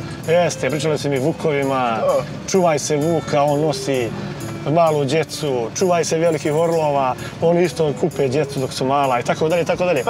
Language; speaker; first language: Croatian; native; Croatian